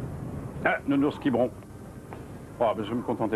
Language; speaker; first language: French; native; French